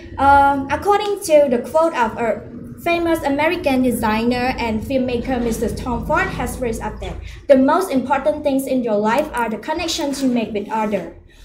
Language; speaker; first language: English; non-native, learner; Khmer